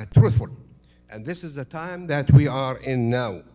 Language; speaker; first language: English; non-native, fluent; Arabic